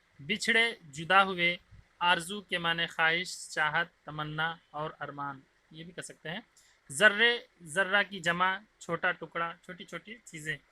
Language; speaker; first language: Urdu; native; Urdu